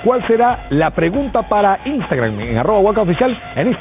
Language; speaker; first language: Spanish; native; Spanish